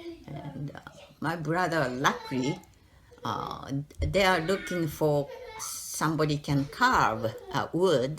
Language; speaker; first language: English; non-native, learner; Japanese